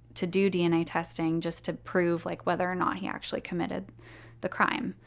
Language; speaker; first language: English; native; English